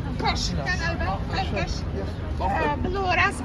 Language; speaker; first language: Swedish; non-native, learner; Russian